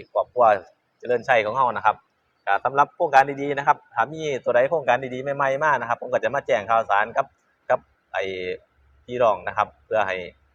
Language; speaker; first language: Thai; native; Thai